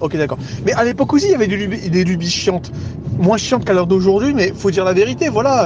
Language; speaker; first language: French; native; French